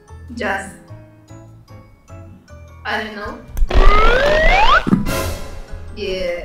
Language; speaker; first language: English; non-native, learner; Russian